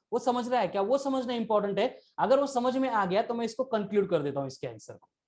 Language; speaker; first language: Hindi; non-native, local second language; Marathi